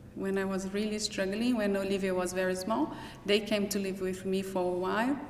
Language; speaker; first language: English; non-native, fluent; Portuguese